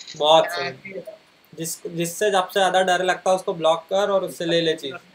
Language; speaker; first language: Hindi; non-native, local second language; Marathi